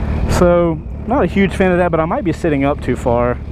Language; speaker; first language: English; native; English